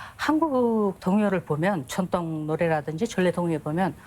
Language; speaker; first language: Korean; non-native, fluent; Kyrgyz